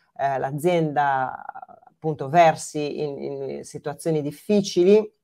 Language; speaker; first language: Italian; native; Italian